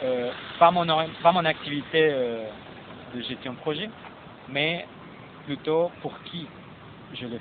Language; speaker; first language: French; non-native, fluent; Spanish